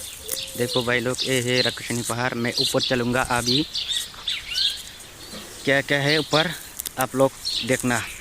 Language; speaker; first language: Hindi; non-native, local second language; Assamese